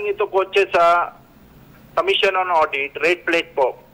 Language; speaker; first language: Filipino; non-native, learner; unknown